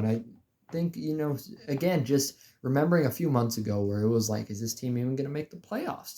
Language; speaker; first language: English; native; English